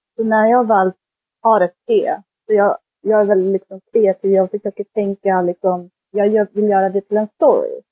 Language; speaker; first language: Swedish; early bilingual, other home language; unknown